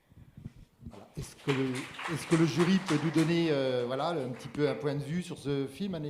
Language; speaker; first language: French; native; French